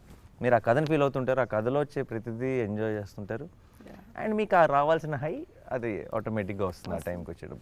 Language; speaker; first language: Telugu; native; Telugu